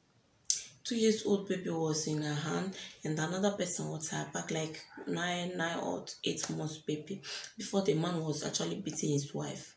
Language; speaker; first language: English; non-native, local second language; French